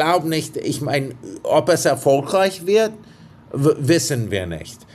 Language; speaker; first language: German; non-native, fluent; English